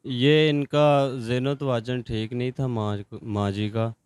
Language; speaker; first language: Urdu; non-native, local second language; Punjabi